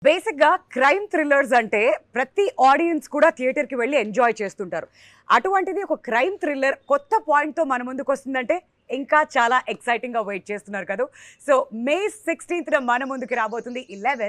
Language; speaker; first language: Telugu; native; Telugu